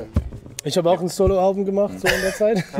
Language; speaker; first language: German; non-native, fluent; English